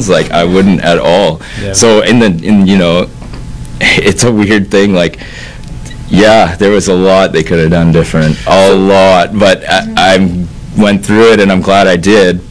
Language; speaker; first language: English; native; English